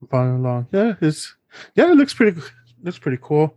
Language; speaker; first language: English; early bilingual, other home language; Spanish